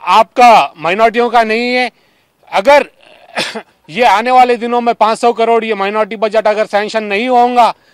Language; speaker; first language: Urdu; native; Urdu